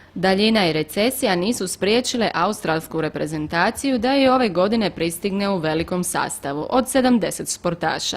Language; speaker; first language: Croatian; native; Croatian